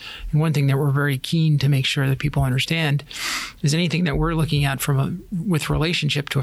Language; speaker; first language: English; native; English